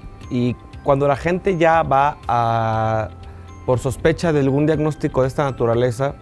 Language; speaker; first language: Spanish; native; Spanish